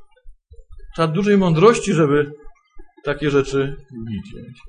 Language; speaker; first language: Polish; native; Polish